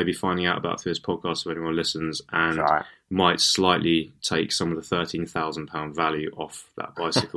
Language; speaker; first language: English; native; English